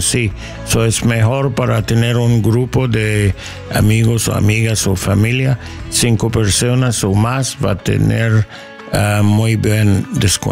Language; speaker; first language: Spanish; non-native, learner; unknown